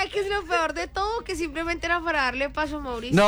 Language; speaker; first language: Spanish; native; Spanish